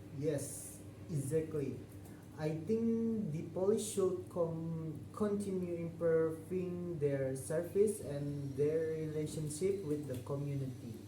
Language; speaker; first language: English; non-native, fluent; Indonesian